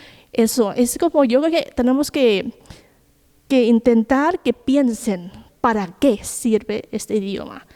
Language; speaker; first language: Spanish; non-native, fluent; Thai